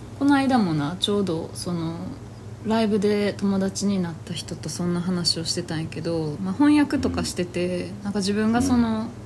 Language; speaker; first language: Japanese; native; Japanese